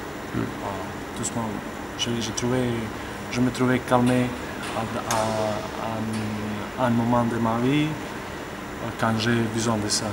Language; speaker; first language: French; non-native, learner; Portuguese